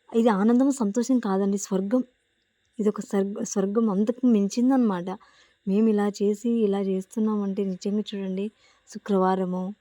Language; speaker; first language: Telugu; native; Telugu